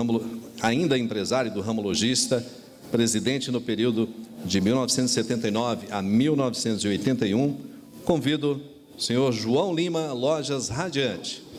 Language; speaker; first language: Portuguese; native; Portuguese